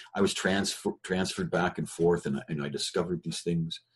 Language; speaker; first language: English; native; English